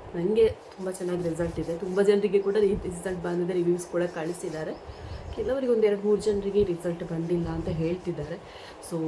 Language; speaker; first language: Kannada; non-native, local second language; Tulu